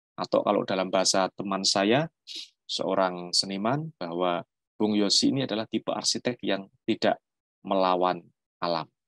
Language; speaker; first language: Indonesian; non-native, local second language; Javanese